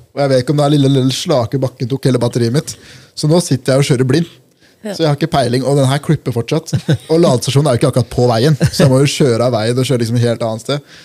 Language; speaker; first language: Norwegian; early bilingual, other home language; Punjabi